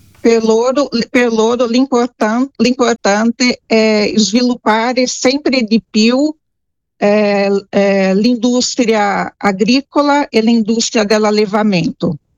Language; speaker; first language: Italian; non-native, fluent; Portuguese